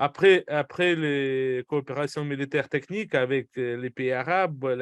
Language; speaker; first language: French; non-native, fluent; Russian